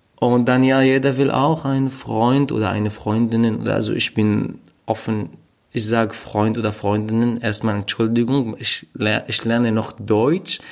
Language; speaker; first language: German; non-native, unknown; Arabic